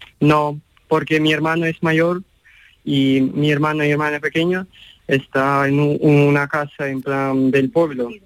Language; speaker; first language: Spanish; non-native, learner; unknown